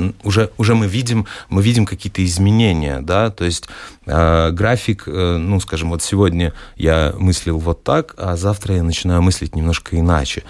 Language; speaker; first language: Russian; native; Russian